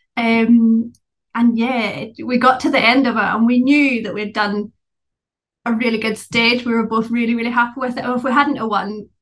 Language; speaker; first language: English; native; English